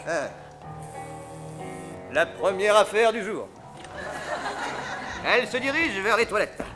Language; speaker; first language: French; native; French